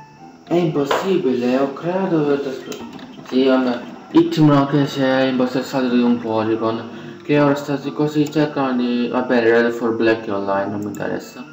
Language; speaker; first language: Italian; native; Italian